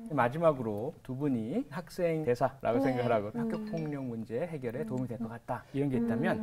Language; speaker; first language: Korean; native; Korean